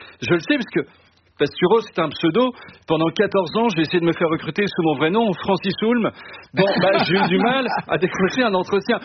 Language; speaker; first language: French; native; French